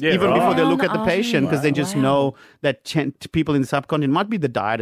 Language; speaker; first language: English; non-native, local second language; Sinhala